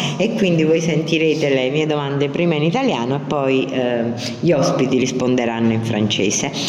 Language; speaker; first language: Italian; native; Italian